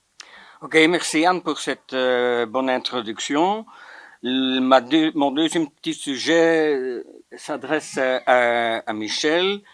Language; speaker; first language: French; non-native, local second language; Dutch